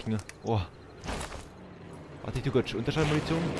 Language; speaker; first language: German; native; German